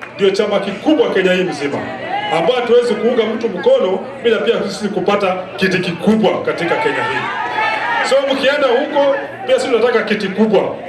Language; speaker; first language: Swahili; non-native, local second language; Luyia